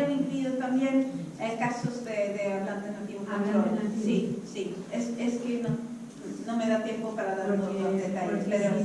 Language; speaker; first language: Spanish; non-native, fluent; Swedish